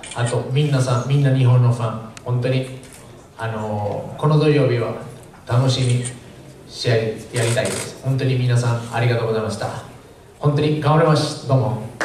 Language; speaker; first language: Japanese; non-native, fluent; Spanish